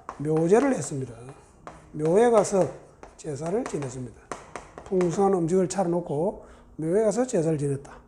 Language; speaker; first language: Korean; native; Korean